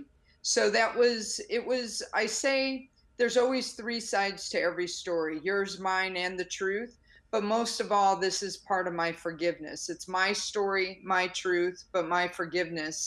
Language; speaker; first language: English; native; English